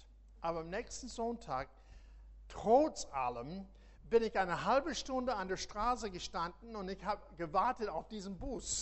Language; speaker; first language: German; non-native, fluent; English